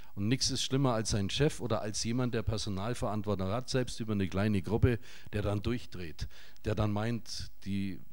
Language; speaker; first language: German; native; German